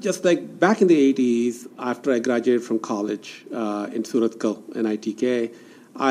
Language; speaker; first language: English; non-native, local second language; Kannada